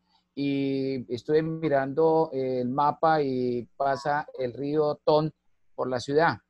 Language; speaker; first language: Spanish; native; Spanish